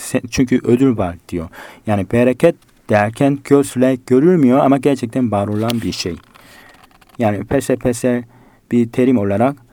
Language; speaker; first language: Turkish; non-native, fluent; Korean